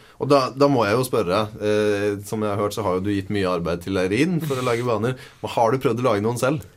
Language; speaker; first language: Norwegian; native; Norwegian